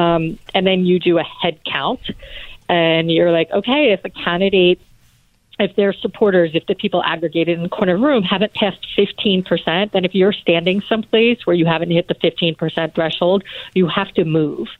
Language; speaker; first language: English; native; English